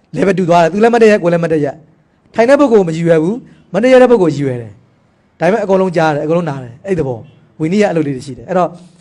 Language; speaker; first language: Burmese; native; Burmese